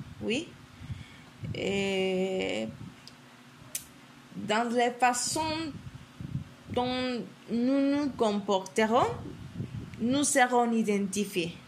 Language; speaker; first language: French; non-native, learner; Spanish